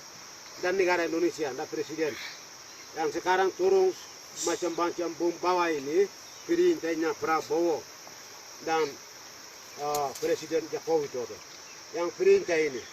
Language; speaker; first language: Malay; non-native, local second language; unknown